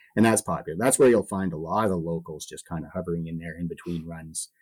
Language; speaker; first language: English; native; English